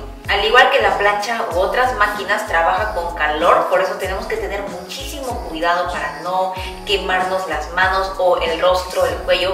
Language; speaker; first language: Spanish; non-native, fluent; Korean